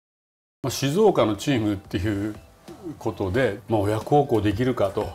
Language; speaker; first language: Japanese; native; Japanese